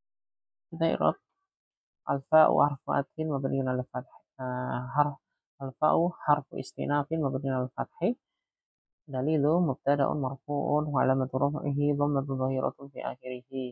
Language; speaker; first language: Arabic; non-native, fluent; Indonesian